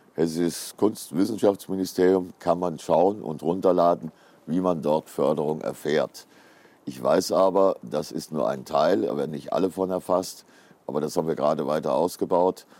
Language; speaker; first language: German; native; German